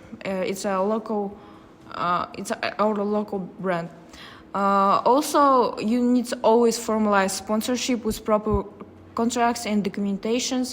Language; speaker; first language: English; non-native, fluent; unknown